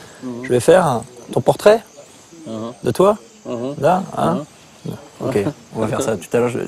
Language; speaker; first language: French; native; French